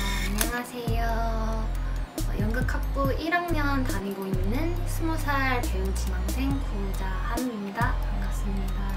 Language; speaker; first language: Korean; non-native, fluent; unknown